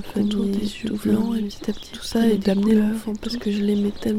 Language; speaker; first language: French; native; French